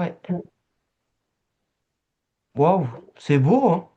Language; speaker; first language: French; native; French